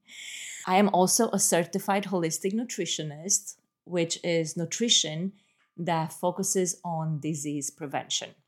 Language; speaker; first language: English; non-native, fluent; Romanian